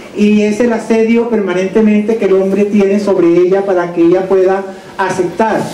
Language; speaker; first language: Spanish; native; Spanish